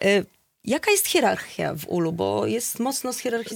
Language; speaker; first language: Polish; native; Polish